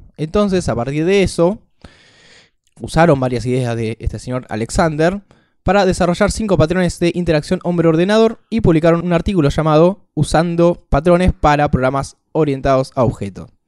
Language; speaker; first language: Spanish; native; Spanish